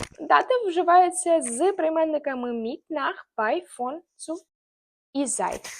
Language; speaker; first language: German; non-native, fluent; Ukrainian